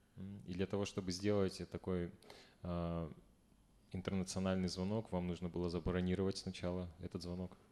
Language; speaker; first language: Russian; native; Russian